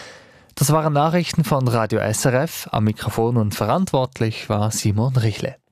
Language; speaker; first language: German; native; German